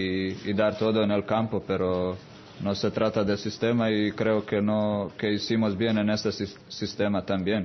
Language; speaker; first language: Spanish; non-native, fluent; Croatian